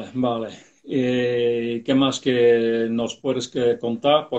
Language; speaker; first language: Spanish; non-native, fluent; Dutch